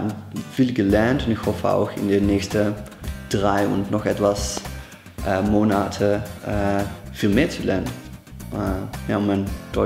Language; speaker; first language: German; non-native, learner; Dutch